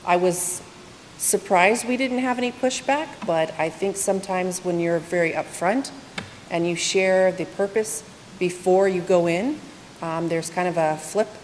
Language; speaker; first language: English; native; English